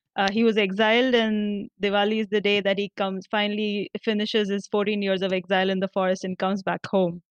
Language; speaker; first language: English; non-native, local second language; Marathi